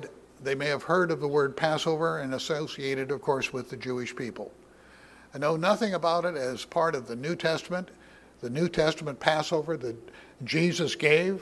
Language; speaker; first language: English; native; English